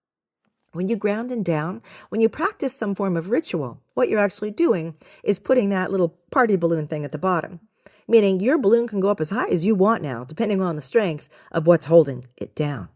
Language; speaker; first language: English; native; English